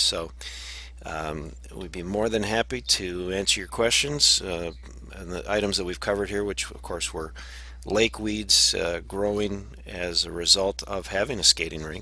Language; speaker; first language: English; native; English